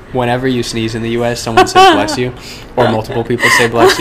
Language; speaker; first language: English; native; English